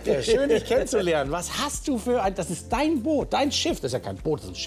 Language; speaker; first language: German; native; German